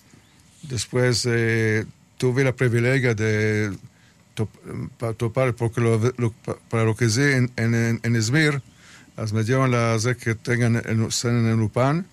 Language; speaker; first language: Spanish; early bilingual, heritage; Spanish